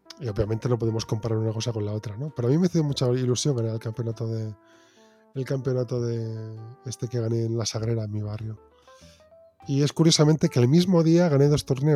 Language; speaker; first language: Spanish; native; Spanish